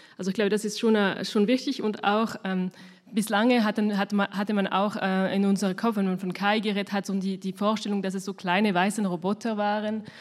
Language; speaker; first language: German; non-native, fluent; French